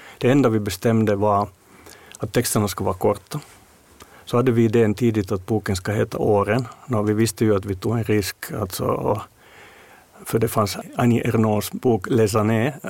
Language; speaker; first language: Swedish; native; Swedish